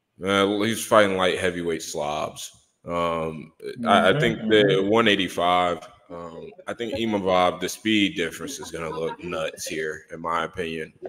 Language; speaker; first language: English; native; English